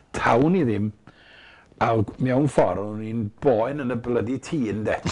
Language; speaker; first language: Welsh; native; Welsh